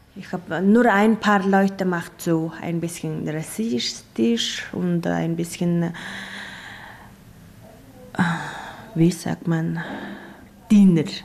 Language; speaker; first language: German; non-native, learner; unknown